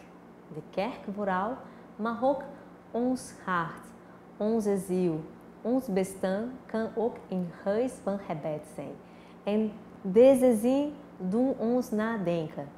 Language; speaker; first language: Dutch; non-native, fluent; Portuguese